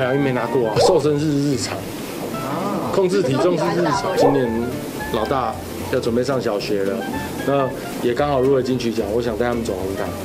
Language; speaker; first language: Chinese; native; Chinese